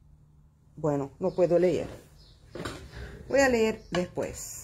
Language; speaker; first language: Spanish; non-native, fluent; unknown